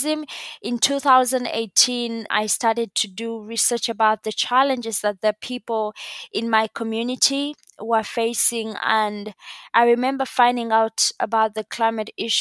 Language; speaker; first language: English; non-native, local second language; Ganda